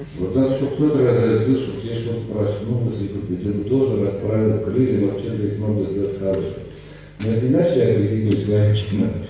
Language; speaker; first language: Russian; non-native, local second language; Armenian